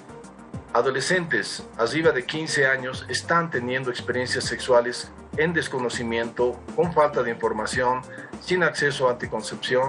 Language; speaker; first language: Spanish; native; Spanish